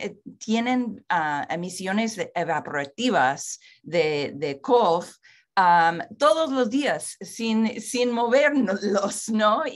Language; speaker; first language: Spanish; non-native, fluent; English